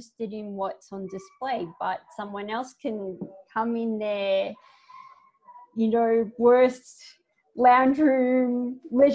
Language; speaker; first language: English; native; English